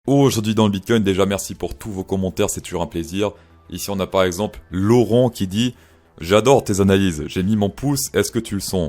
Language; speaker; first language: French; native; French